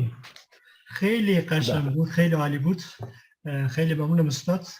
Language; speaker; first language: Persian; non-native, fluent; Kurdish